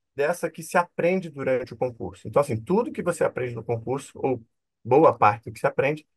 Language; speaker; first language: Portuguese; native; Portuguese